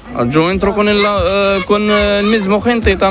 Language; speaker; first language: Spanish; non-native, learner; Arabic